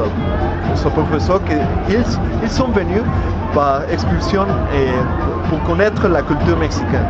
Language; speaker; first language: French; non-native, learner; Spanish